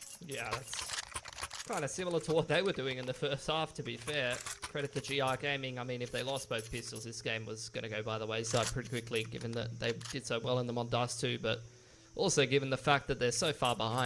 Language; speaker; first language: English; native; English